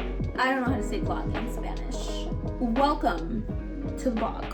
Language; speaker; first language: English; native; English